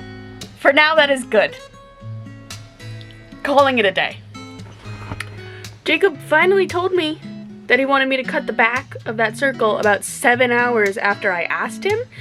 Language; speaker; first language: English; native; English